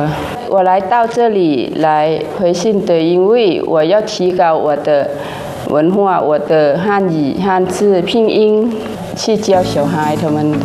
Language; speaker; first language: Chinese; non-native, learner; Lao